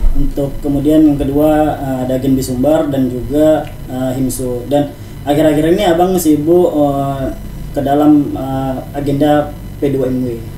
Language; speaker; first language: Indonesian; native; Indonesian